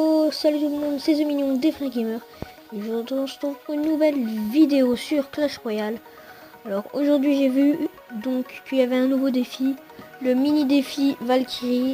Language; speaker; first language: French; native; French